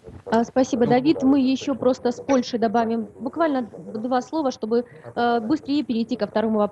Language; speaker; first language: Russian; native; Russian